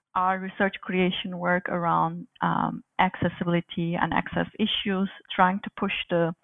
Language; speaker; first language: English; non-native, fluent; Turkish